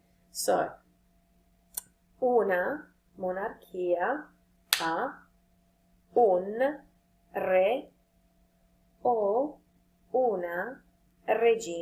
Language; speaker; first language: Italian; non-native, fluent; English